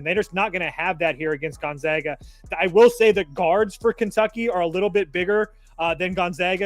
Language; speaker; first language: English; native; English